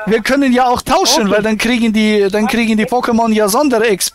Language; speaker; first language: German; native; German